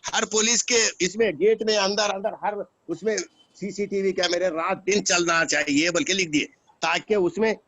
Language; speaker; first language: Hindi; non-native, local second language; Telugu